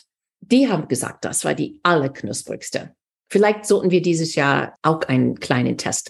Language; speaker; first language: German; non-native, fluent; English